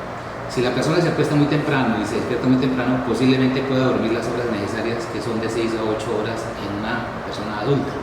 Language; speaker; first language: Spanish; native; Spanish